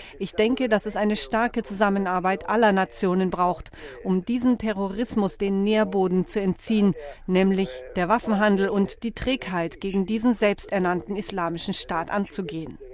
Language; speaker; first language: German; native; German